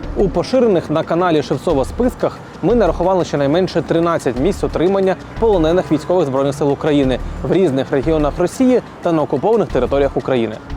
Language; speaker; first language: Ukrainian; native; Ukrainian